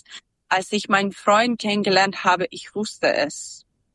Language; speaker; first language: German; non-native, learner; Serbian